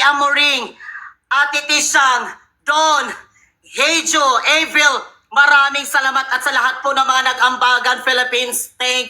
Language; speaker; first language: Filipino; non-native, local second language; Cebuano